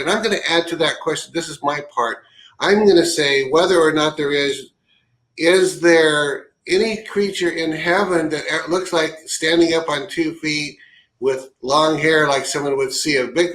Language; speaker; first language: English; native; English